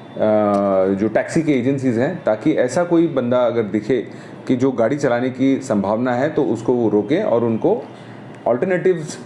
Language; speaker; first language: Hindi; non-native, local second language; Marathi